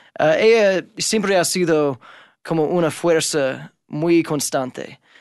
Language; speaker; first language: Spanish; non-native, fluent; English